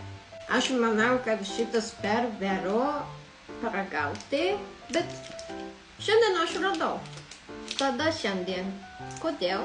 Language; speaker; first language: Lithuanian; non-native, learner; Japanese